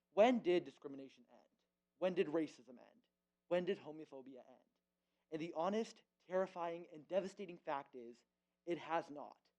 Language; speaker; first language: English; early bilingual, other home language; Urdu